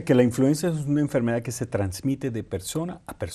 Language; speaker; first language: Spanish; native; Spanish